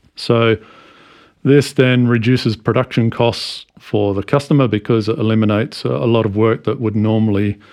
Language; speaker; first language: English; native; English